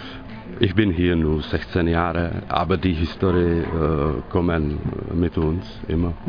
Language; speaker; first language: German; non-native, learner; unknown